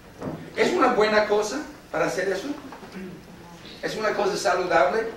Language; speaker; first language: Spanish; non-native, fluent; English